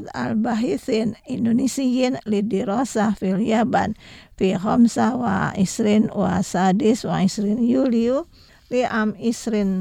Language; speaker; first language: Arabic; non-native, fluent; Indonesian